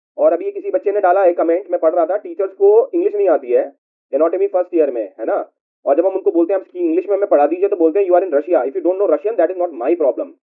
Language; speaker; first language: Hindi; native; Hindi